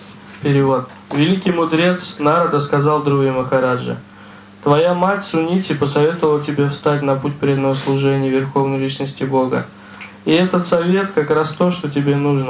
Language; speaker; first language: Russian; native; Russian